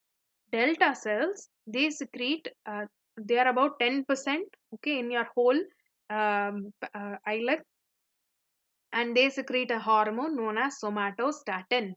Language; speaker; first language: English; non-native, local second language; Hindi